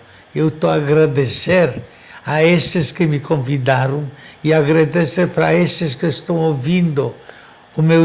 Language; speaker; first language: Portuguese; non-native, fluent; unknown